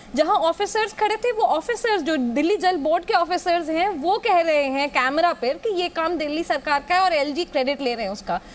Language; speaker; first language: Hindi; native; Hindi